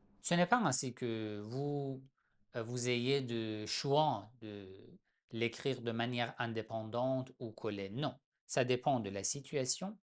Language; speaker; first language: French; non-native, fluent; Persian